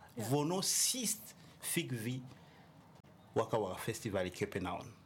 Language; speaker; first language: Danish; non-native, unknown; French